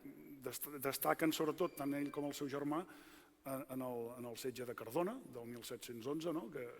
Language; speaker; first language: Catalan; native; Catalan